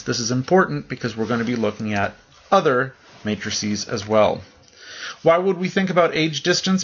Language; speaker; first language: English; native; English